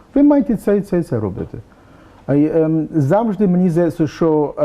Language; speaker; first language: Ukrainian; early bilingual, heritage; English